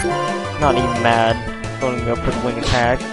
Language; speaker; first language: English; native; English